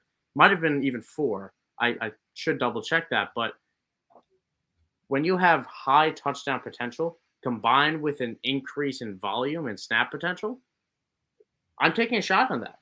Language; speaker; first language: English; native; English